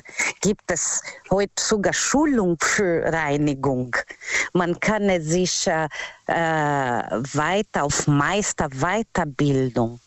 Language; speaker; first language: German; non-native, learner; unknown